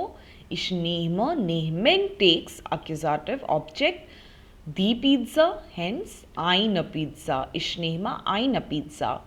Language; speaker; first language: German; non-native, fluent; Hindi